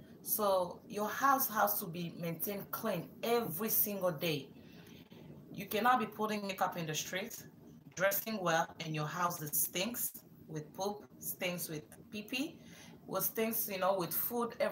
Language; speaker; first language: English; non-native, fluent; Lingala